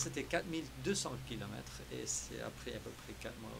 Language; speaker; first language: French; early bilingual, heritage; French